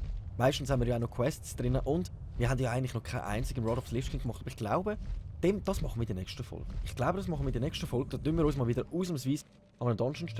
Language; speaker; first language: German; native; German